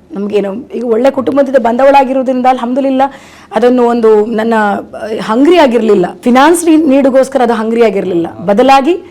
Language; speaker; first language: Kannada; non-native, local second language; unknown